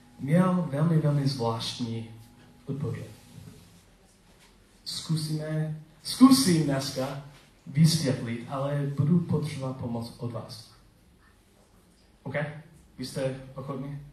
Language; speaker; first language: Czech; non-native, learner; English